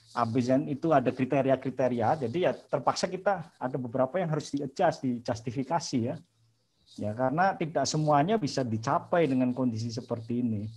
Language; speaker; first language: Indonesian; native; Indonesian